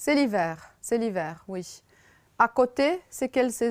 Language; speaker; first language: French; non-native, fluent; Romanian